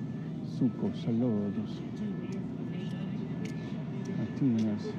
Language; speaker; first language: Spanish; non-native, learner; English